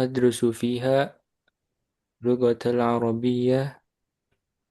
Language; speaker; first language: Arabic; non-native, learner; Indonesian